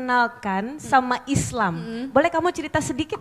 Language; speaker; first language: Indonesian; native; Indonesian